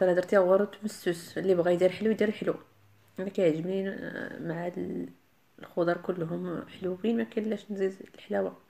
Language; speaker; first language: Arabic; native; Arabic